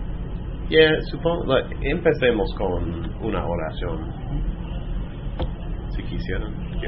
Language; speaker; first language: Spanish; non-native, fluent; English